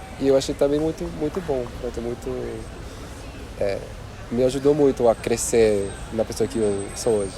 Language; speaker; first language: Portuguese; non-native, fluent; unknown